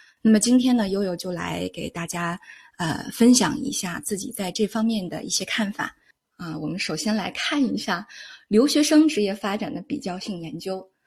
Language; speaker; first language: Chinese; native; Chinese